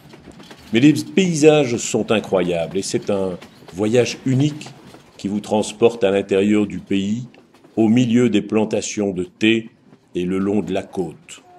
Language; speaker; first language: French; native; French